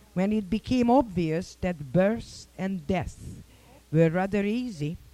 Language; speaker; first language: English; non-native, fluent; Hungarian